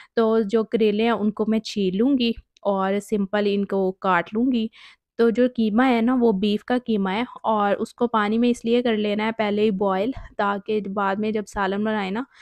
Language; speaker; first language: Urdu; native; Urdu